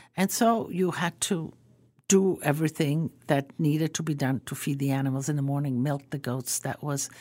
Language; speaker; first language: English; early bilingual, other home language; Croatian